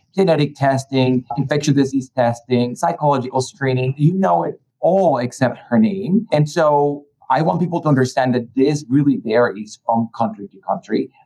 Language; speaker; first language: English; early bilingual, other home language; Spanish